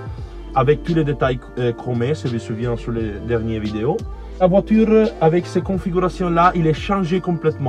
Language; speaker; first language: French; non-native, learner; Italian